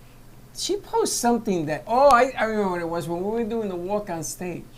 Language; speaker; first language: English; native; English